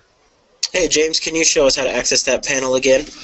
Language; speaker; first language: English; native; English